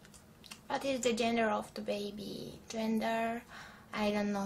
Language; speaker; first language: English; non-native, learner; Turkish